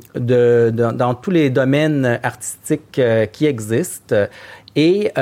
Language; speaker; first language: French; native; French